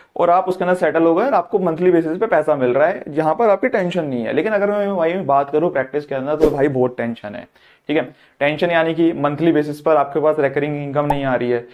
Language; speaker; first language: Hindi; native; Hindi